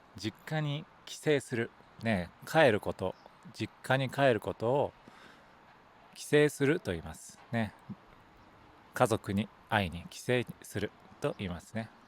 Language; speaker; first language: Japanese; native; Japanese